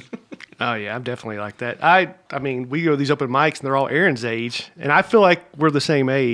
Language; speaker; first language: English; native; English